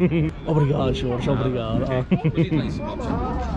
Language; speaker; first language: Portuguese; non-native, learner; English